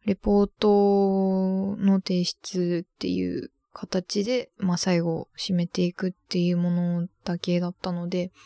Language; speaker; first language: Japanese; native; Japanese